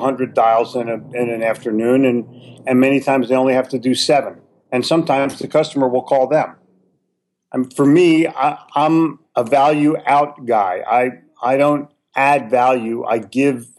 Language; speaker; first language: English; native; English